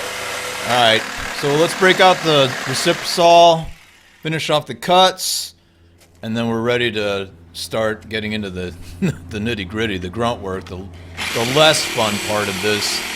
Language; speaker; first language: English; native; English